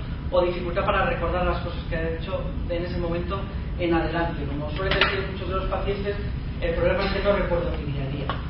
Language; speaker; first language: Spanish; native; Spanish